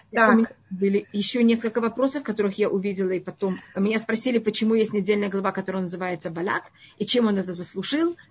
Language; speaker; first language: Russian; early bilingual, heritage; Russian